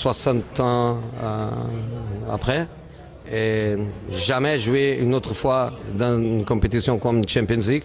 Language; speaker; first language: French; non-native, fluent; Portuguese